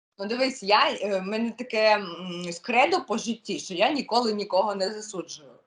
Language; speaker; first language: Ukrainian; non-native, local second language; Russian